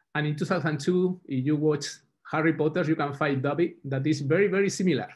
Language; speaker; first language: English; non-native, fluent; Spanish